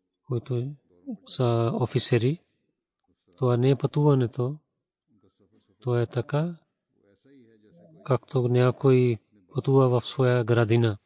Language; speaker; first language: Bulgarian; non-native, learner; Urdu